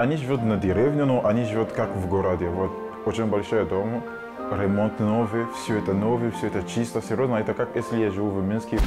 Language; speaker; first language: Russian; non-native, learner; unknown